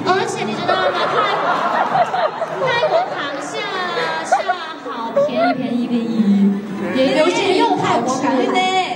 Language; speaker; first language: Chinese; non-native, fluent; Thai